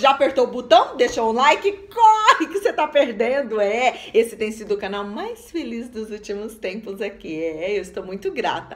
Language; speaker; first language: Portuguese; native; Portuguese